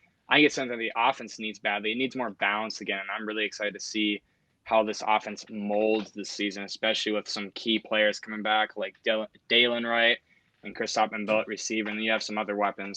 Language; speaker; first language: English; native; English